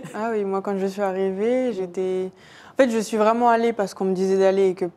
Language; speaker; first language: French; native; French